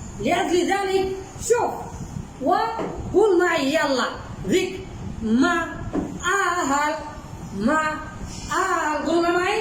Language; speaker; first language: Arabic; non-native, fluent; Bangla